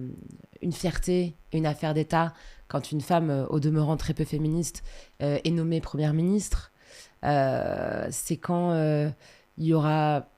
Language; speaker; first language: French; native; French